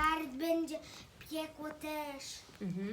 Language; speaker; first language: Polish; early bilingual, heritage; Polish